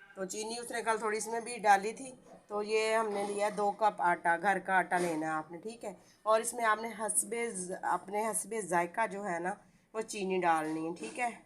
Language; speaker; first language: Urdu; non-native, local second language; Punjabi